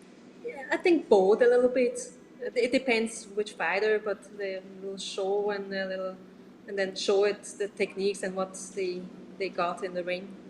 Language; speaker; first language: English; non-native, learner; Italian